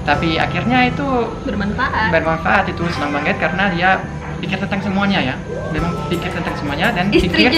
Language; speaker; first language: Indonesian; non-native, fluent; French